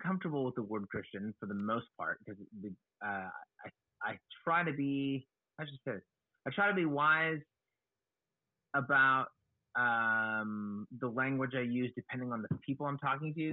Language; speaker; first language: English; native; English